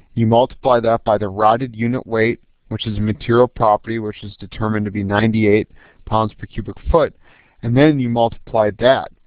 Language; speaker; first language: English; native; English